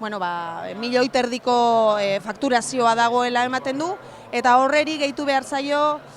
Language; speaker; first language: Basque; native; Basque